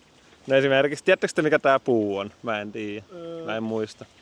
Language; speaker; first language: Finnish; native; Finnish